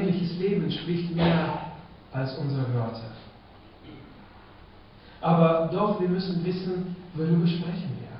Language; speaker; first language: German; non-native, fluent; Russian